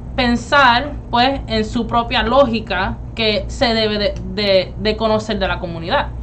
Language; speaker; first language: Spanish; early bilingual, heritage; Spanish